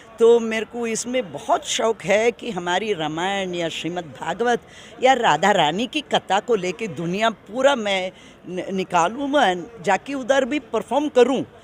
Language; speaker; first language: Hindi; non-native, local second language; Tamil